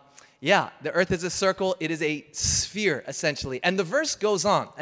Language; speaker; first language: English; native; English